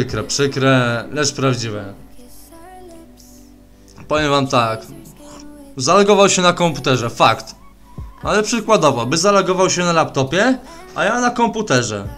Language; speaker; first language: Polish; native; Polish